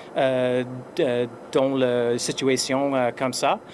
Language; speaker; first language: French; non-native, fluent; English